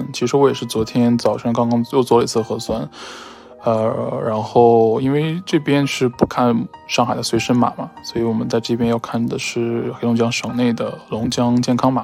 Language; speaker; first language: Chinese; native; Chinese